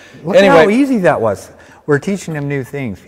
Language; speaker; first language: English; native; English